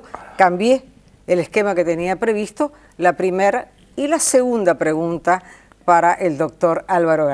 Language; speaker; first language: Spanish; native; Spanish